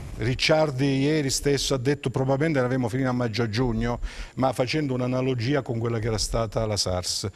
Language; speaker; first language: Italian; native; Italian